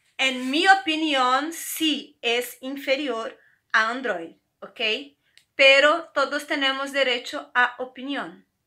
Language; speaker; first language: Spanish; non-native, fluent; Portuguese